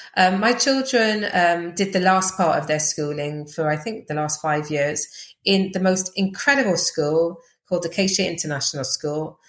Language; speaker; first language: English; native; English